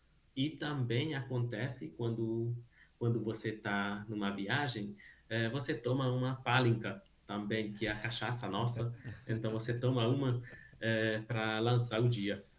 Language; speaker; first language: Portuguese; non-native, fluent; Hungarian